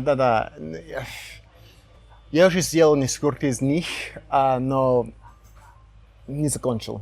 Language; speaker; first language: Russian; non-native, learner; English